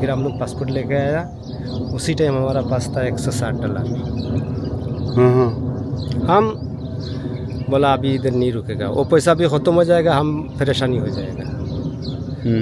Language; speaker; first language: Hindi; non-native, fluent; Pashto